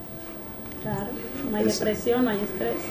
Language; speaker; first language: Spanish; native; Spanish